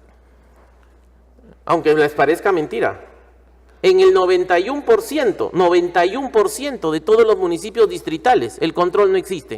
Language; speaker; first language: Spanish; native; Spanish